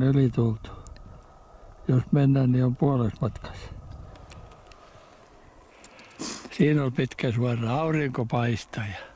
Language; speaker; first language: Finnish; native; Finnish